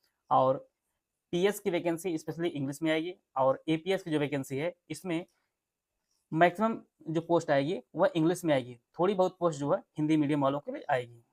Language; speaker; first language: Hindi; native; Hindi